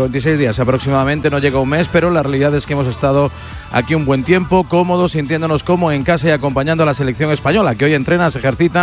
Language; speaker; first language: Spanish; native; Spanish